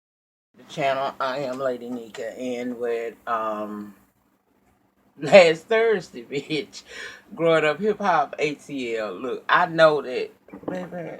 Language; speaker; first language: English; native; English